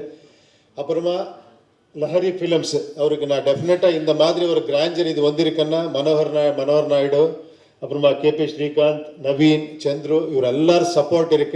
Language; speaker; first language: Tamil; non-native, learner; Kannada